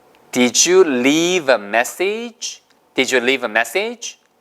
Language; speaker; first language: English; non-native, fluent; Korean